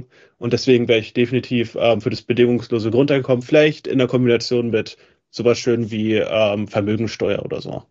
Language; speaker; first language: German; native; German